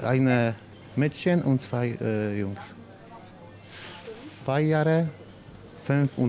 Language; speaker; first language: German; non-native, learner; Polish